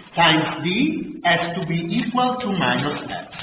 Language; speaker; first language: English; non-native, fluent; Italian